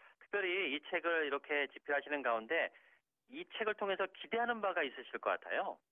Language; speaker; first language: Korean; native; Korean